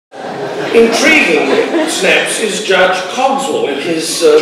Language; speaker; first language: English; native; English